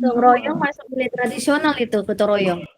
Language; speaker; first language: Malay; native; Malay